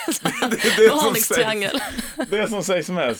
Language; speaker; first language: Swedish; native; Swedish